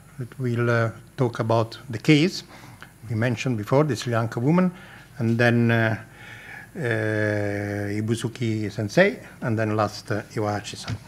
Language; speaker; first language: English; non-native, fluent; Italian